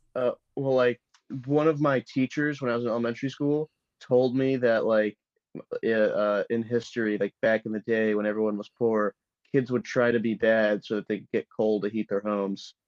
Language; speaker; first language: English; early bilingual, other home language; Italian